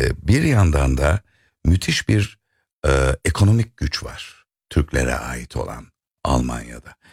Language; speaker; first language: Turkish; native; Turkish